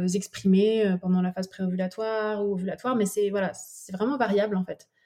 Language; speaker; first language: French; native; French